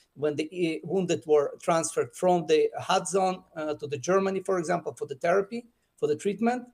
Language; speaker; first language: English; non-native, fluent; Russian